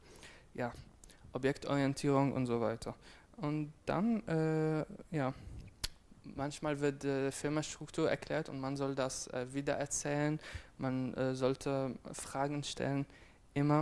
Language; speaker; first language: German; non-native, fluent; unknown